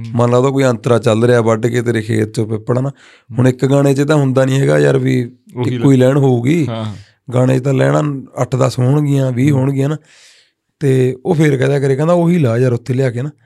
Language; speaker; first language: Punjabi; native; Punjabi